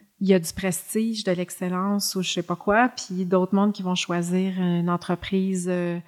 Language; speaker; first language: French; native; French